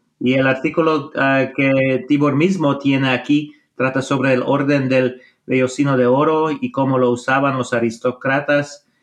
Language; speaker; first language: Spanish; non-native, fluent; English